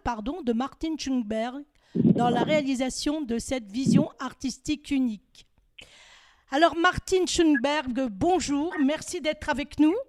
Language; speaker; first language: French; native; French